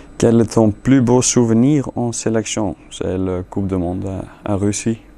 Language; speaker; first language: French; non-native, learner; Icelandic